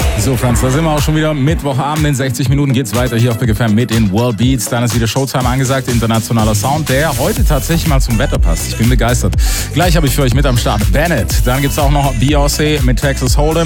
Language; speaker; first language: German; native; German